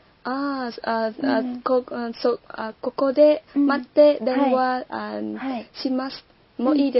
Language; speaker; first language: Japanese; non-native, learner; Vietnamese